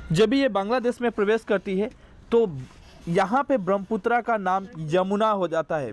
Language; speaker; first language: Hindi; non-native, local second language; Assamese